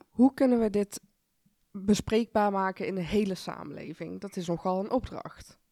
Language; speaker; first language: Dutch; early bilingual, other home language; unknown